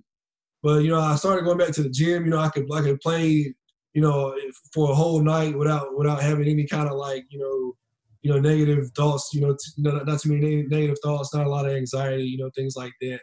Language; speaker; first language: English; native; English